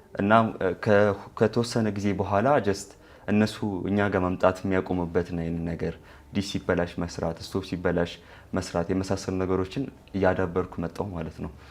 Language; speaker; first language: Amharic; non-native, local second language; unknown